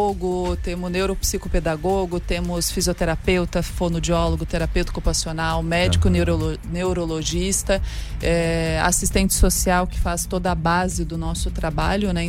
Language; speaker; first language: Portuguese; native; Portuguese